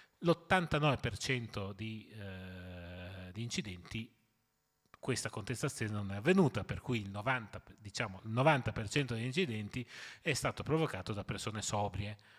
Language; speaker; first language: Italian; native; Italian